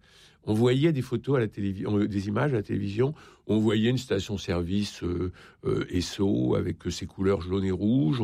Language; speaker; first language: French; native; French